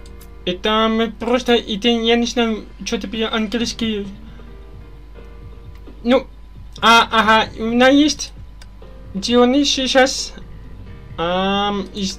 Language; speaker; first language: Russian; non-native, learner; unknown